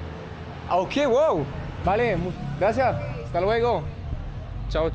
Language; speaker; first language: Spanish; non-native, learner; French